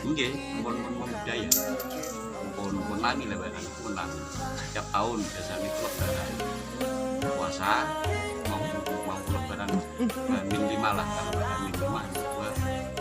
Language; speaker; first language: Indonesian; non-native, local second language; Javanese